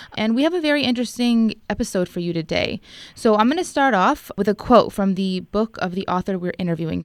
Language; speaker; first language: English; native; English